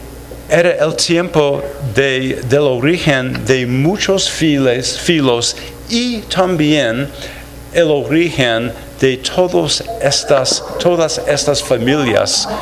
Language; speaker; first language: Spanish; non-native, fluent; English